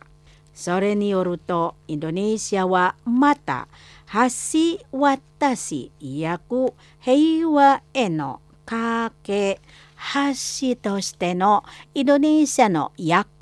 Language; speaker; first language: Japanese; non-native, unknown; Indonesian